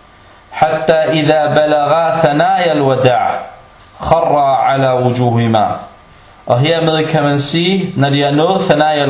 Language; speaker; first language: Danish; early bilingual, other home language; Arabic